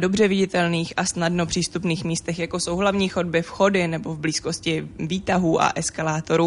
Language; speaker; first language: Czech; native; Czech